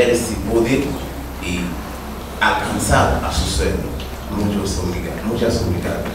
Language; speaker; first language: Portuguese; non-native, learner; Haitian Creole